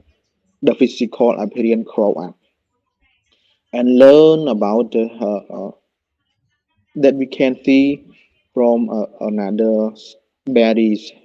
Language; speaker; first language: English; non-native, learner; Khmer